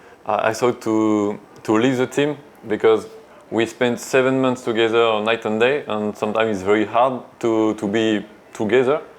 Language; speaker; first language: English; non-native, learner; French